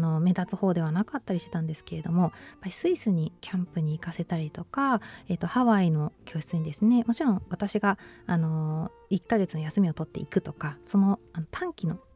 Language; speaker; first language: Japanese; native; Japanese